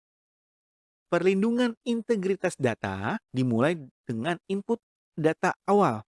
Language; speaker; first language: Indonesian; native; Indonesian